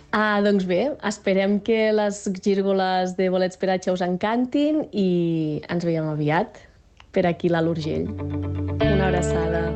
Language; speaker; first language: Catalan; native; Catalan